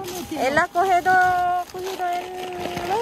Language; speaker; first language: Spanish; non-native, learner; Filipino